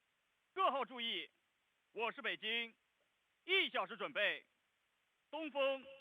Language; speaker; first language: Chinese; native; Chinese